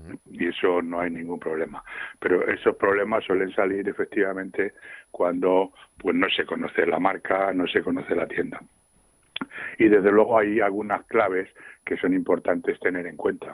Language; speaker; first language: Spanish; native; Spanish